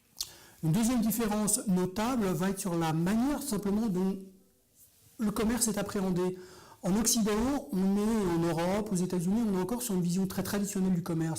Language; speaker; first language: French; native; French